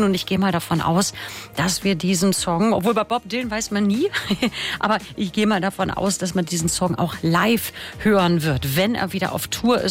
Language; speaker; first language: German; native; German